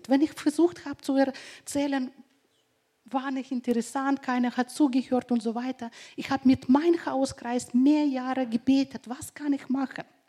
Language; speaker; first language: German; non-native, fluent; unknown